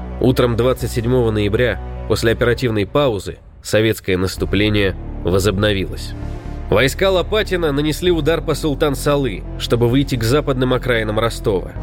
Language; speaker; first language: Russian; native; Russian